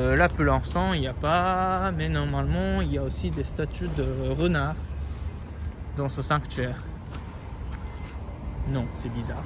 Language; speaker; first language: French; non-native, fluent; Japanese